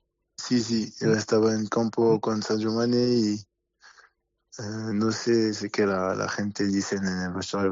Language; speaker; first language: Spanish; non-native, learner; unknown